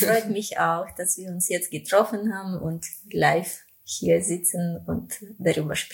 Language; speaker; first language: German; non-native, fluent; Russian